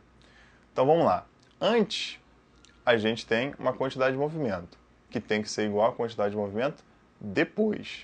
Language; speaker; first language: Portuguese; native; Portuguese